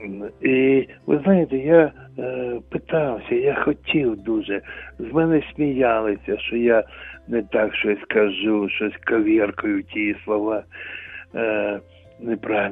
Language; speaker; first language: Ukrainian; non-native, local second language; Russian